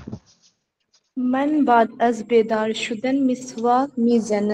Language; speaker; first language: Persian; non-native, learner; Urdu